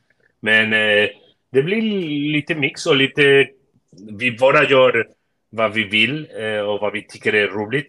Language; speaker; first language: Swedish; early bilingual, heritage; Spanish